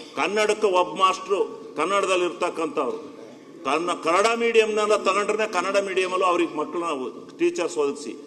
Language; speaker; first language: Kannada; native; Kannada